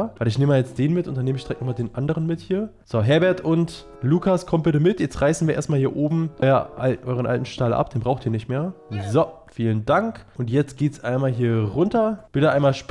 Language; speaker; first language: German; native; German